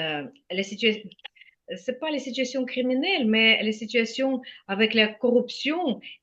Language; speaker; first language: French; non-native, fluent; Ukrainian